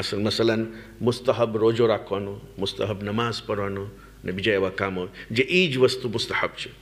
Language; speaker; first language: Gujarati; early bilingual, heritage; Gujarati